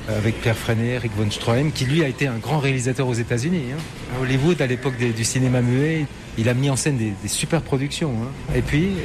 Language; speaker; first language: French; native; French